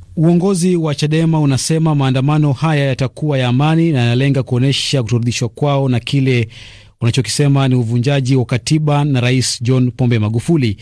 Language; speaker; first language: Swahili; non-native, local second language; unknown